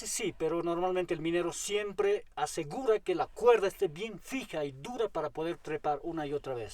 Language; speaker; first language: Spanish; native; Spanish